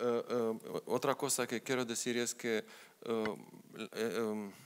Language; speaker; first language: Spanish; non-native, learner; Romanian